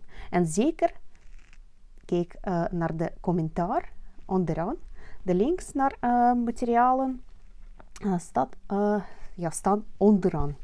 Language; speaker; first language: Dutch; non-native, learner; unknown